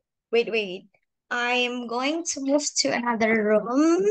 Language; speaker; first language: English; non-native, local second language; Indonesian